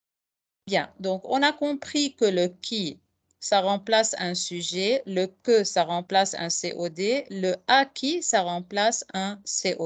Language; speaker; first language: French; non-native, fluent; Arabic